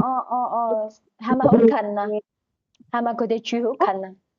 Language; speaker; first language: Cantonese; native; Cantonese